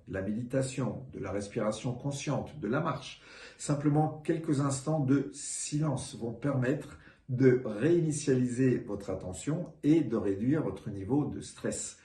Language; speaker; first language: French; native; French